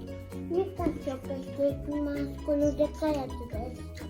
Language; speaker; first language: Japanese; non-native, learner; Filipino